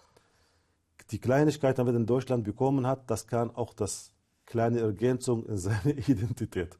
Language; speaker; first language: German; non-native, fluent; Arabic